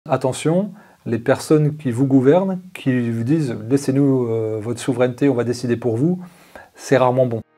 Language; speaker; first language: French; native; French